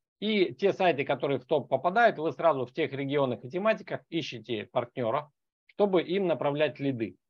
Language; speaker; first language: Russian; native; Russian